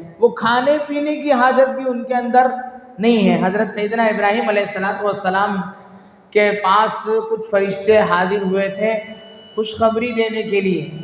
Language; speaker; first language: Urdu; native; Urdu